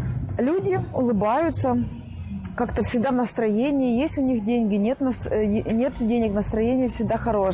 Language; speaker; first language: Russian; native; Russian